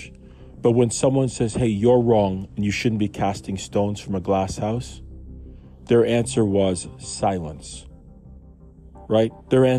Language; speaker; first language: English; native; English